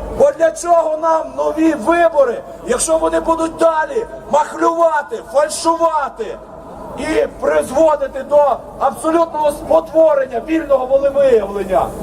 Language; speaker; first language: Ukrainian; native; Ukrainian